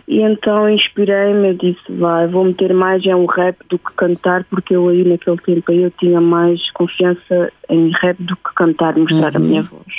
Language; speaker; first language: Portuguese; early bilingual, heritage; Portuguese